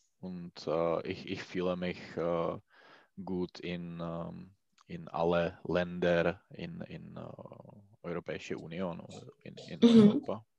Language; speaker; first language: German; non-native, learner; Czech